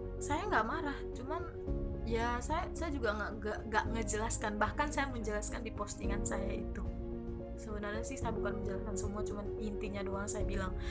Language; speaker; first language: Indonesian; native; Indonesian